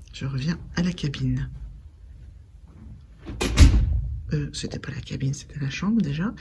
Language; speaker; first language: French; native; French